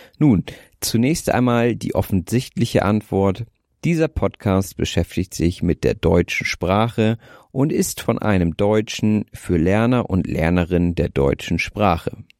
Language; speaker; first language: German; native; German